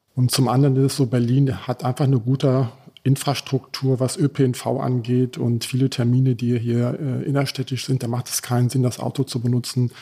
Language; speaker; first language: German; early bilingual, heritage; German